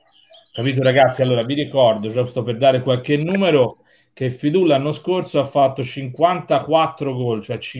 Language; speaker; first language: Italian; native; Italian